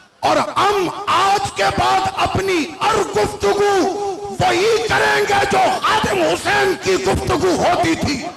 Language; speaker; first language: Urdu; native; Urdu